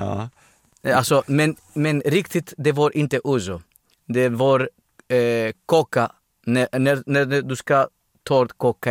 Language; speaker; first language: Swedish; non-native, fluent; Greek